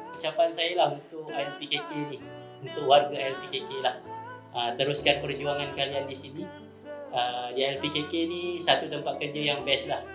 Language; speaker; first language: Malay; native; Malay